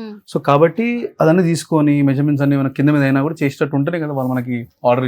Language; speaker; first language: Telugu; native; Telugu